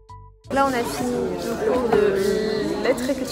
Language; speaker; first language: French; native; French